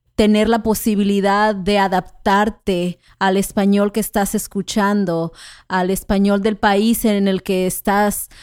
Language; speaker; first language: Spanish; native; Spanish